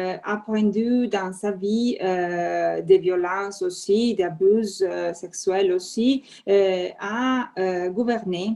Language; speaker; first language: French; non-native, fluent; Italian